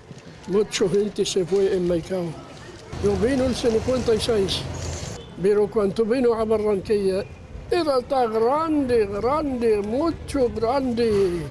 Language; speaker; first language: Spanish; non-native, learner; Arabic